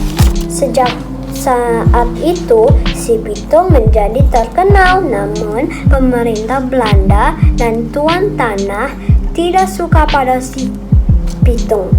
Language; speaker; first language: Indonesian; native; Indonesian